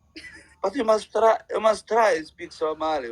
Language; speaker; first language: English; non-native, learner; Somali